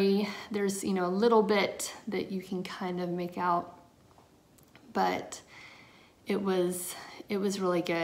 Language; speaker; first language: English; native; English